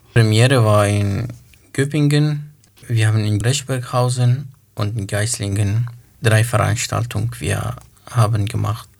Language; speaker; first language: German; non-native, learner; Kurdish